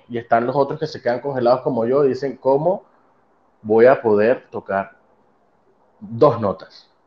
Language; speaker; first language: Spanish; native; Spanish